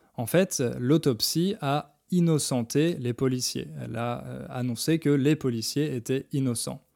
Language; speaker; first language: French; native; French